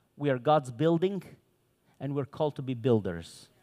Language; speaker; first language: English; non-native, fluent; Arabic